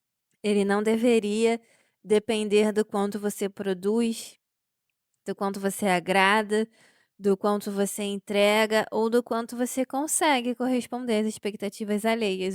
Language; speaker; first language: Portuguese; native; Portuguese